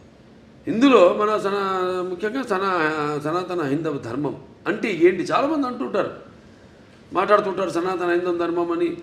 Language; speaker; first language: Telugu; native; Telugu